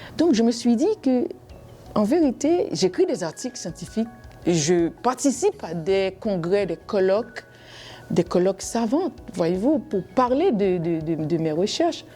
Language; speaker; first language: French; non-native, local second language; Haitian Creole